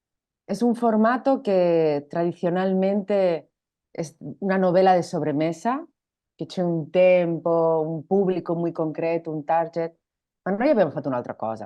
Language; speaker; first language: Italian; non-native, learner; Spanish